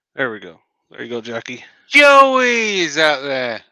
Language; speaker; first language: English; native; English